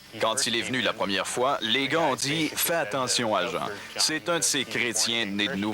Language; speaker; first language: French; native; French